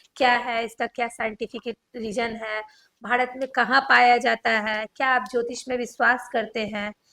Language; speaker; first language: Hindi; native; Hindi